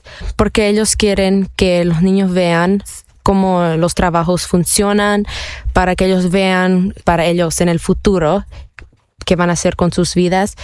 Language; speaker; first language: Spanish; early bilingual, heritage; Spanish